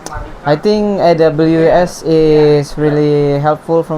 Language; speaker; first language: English; non-native, learner; Indonesian